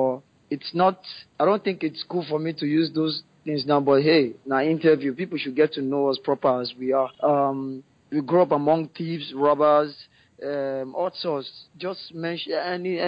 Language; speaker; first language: English; non-native, local second language; Yoruba